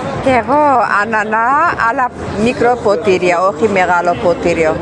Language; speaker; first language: Greek; non-native, learner; Armenian